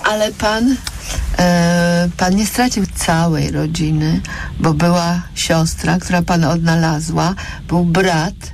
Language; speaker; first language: Polish; native; Polish